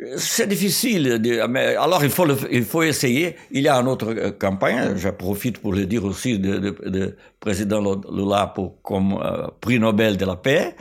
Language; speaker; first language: French; non-native, fluent; Portuguese